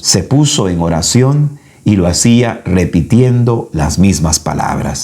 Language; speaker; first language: Spanish; native; Spanish